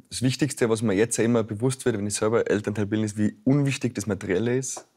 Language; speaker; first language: German; native; German